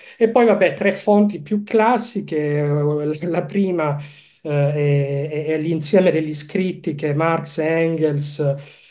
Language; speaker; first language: Italian; native; Italian